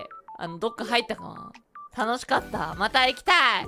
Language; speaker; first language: Japanese; native; Japanese